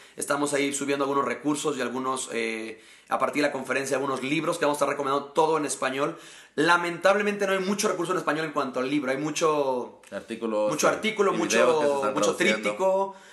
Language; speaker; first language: Spanish; native; Spanish